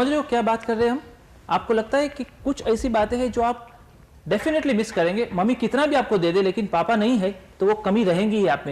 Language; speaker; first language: Hindi; native; Hindi